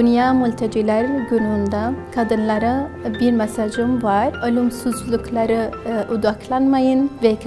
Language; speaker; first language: Turkish; non-native, fluent; Arabic